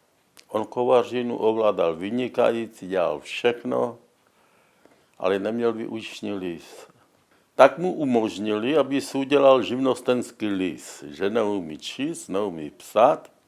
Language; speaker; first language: Czech; non-native, local second language; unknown